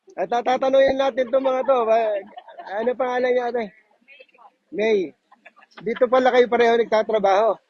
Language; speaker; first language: Filipino; native; Filipino